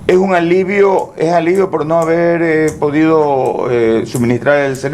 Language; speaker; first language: Spanish; native; Spanish